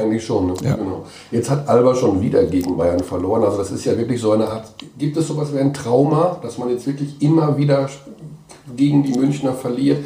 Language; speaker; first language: German; native; German